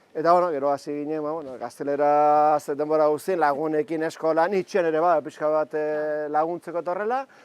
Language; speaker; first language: Basque; native; Basque